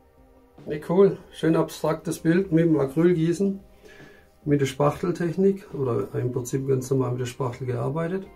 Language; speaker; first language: German; native; German